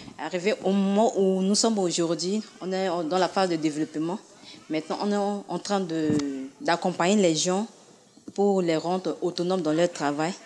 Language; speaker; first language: French; non-native, local second language; Sango